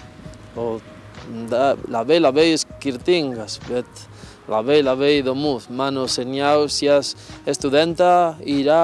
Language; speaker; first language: Lithuanian; non-native, learner; Spanish